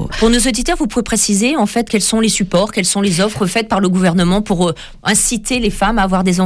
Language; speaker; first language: French; native; French